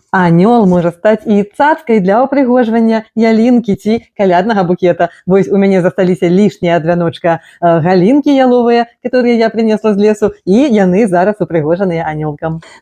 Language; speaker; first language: Belarusian; non-native, local second language; Russian